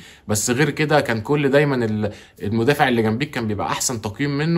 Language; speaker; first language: Arabic; native; Arabic